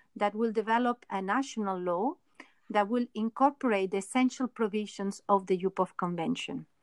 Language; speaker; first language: English; non-native, fluent; Spanish